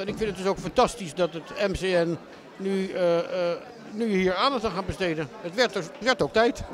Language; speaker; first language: Dutch; native; Dutch